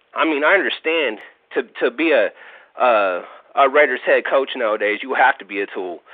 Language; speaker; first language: English; native; English